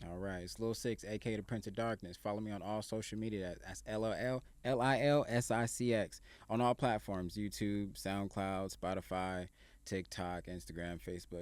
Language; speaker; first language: English; native; English